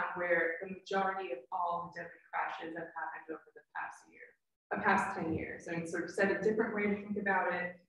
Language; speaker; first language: English; native; English